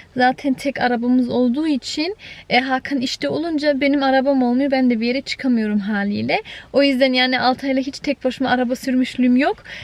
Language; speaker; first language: Turkish; early bilingual, heritage; Turkish